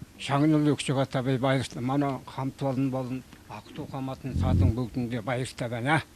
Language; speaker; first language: Mongolian; non-native, local second language; Kazakh